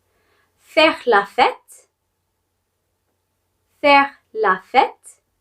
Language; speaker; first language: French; non-native, fluent; English